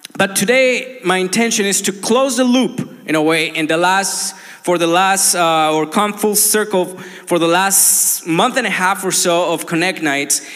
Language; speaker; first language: English; non-native, fluent; Spanish